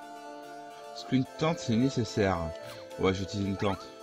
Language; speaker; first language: French; native; French